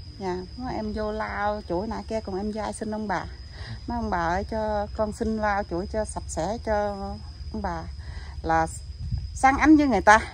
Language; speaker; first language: Vietnamese; non-native, local second language; Khmer